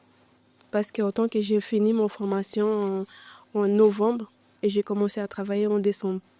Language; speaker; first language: French; non-native, learner; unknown